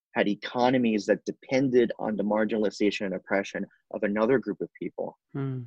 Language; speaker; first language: English; non-native, fluent; Spanish